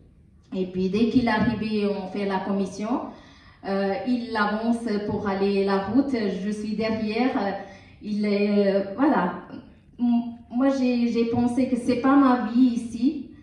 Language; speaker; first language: French; non-native, learner; Tamil